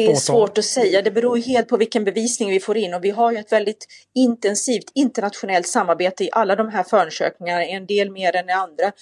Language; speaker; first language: Swedish; native; Swedish